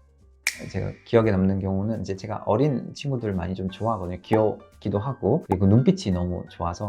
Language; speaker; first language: Korean; native; Korean